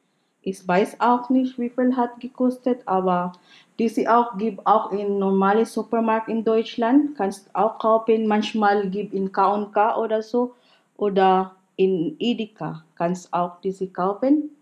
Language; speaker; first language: German; non-native, learner; Filipino